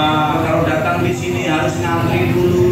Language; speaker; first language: Indonesian; native; Indonesian